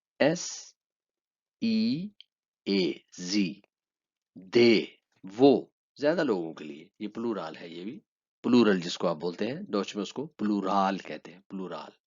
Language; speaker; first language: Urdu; native; Urdu